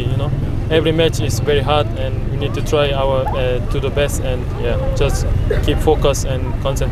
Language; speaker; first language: English; non-native, learner; Korean